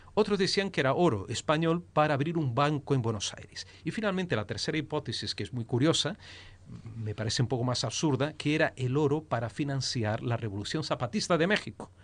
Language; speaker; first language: Spanish; early bilingual, heritage; Spanish